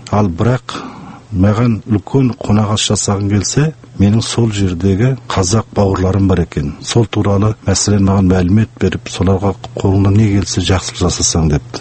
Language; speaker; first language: Kazakh; early bilingual, heritage; Kazakh